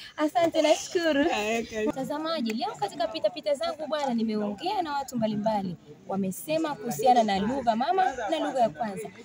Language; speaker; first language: Swahili; native; Swahili